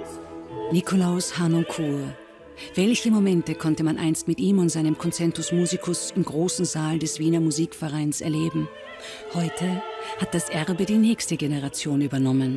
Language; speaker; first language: German; native; German